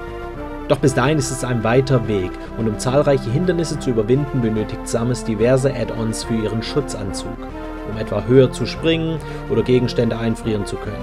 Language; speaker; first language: German; native; German